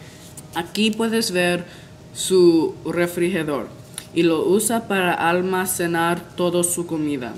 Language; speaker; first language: Spanish; non-native, learner; English